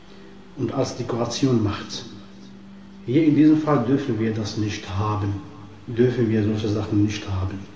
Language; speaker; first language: German; non-native, fluent; Arabic